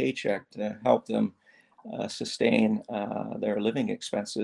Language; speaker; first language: English; native; English